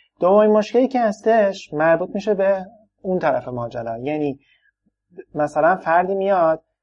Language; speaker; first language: Persian; native; Persian